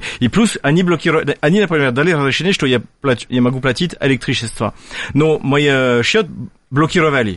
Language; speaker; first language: Russian; non-native, fluent; French